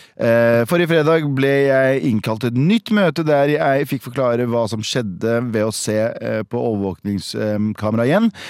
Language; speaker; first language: Norwegian; early bilingual, other home language; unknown